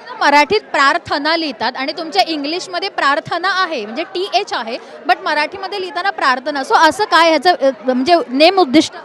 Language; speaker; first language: Marathi; native; Marathi